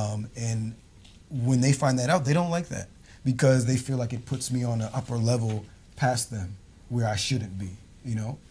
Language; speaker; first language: English; native; English